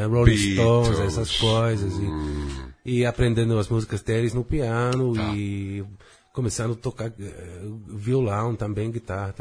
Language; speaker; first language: Portuguese; non-native, fluent; English